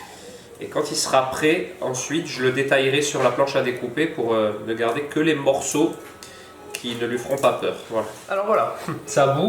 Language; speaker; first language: French; native; French